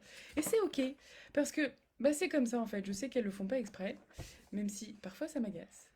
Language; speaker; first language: French; native; French